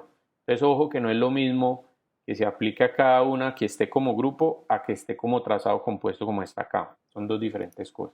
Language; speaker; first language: Spanish; native; Spanish